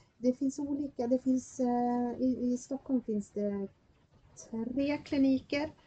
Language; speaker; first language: Swedish; native; Swedish